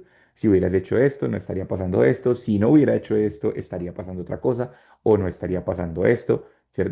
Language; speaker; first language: Spanish; native; Spanish